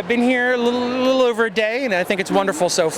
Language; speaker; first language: English; native; English